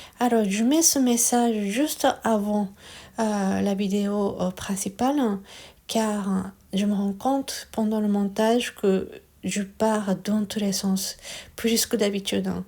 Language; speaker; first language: French; non-native, fluent; Japanese